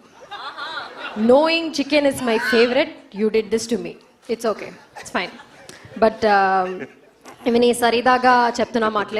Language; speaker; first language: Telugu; non-native, learner; Malayalam